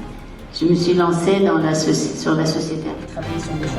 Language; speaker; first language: French; non-native, fluent; Persian